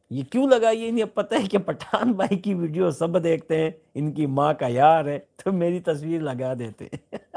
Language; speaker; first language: Urdu; non-native, local second language; Pashto